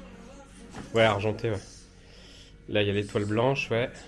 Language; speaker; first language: French; native; French